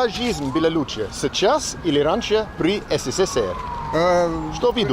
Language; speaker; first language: Russian; non-native, learner; English